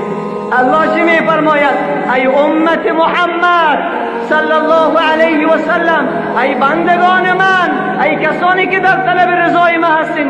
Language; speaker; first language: Persian; native; Persian